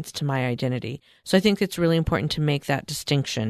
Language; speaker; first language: English; native; English